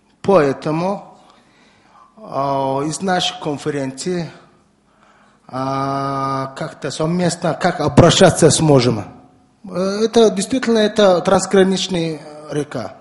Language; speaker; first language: Russian; non-native, learner; Mongolian